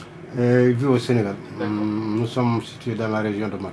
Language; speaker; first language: French; non-native, local second language; Fula